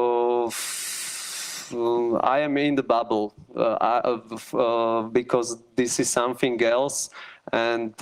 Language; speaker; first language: English; non-native, learner; Slovak